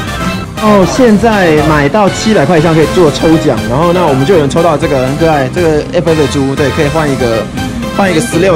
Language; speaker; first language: Chinese; native; Chinese